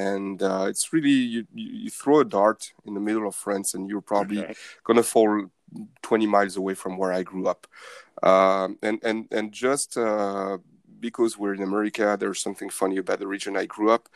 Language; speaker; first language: English; non-native, fluent; French